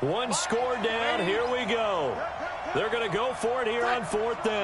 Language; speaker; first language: English; native; English